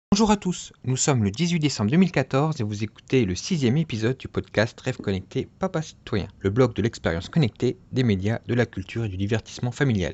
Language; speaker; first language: French; native; French